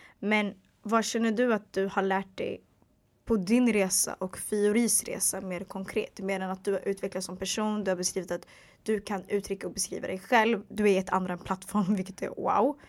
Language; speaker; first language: Swedish; early bilingual, other home language; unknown